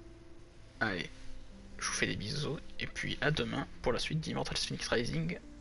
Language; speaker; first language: French; native; French